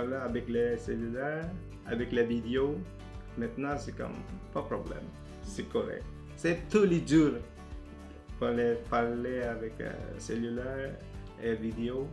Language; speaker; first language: French; non-native, learner; Filipino